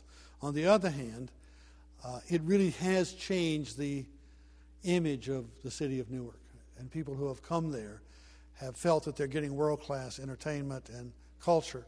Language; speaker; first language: English; native; English